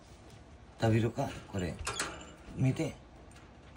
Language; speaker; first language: Japanese; non-native, learner; Filipino